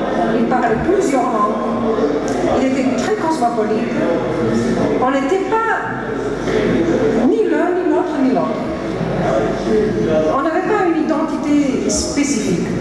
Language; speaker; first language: French; early bilingual, heritage; Greek